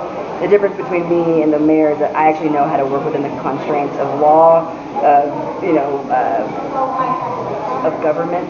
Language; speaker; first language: English; native; English